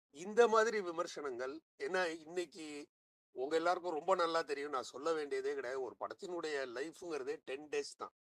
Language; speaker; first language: Tamil; native; Tamil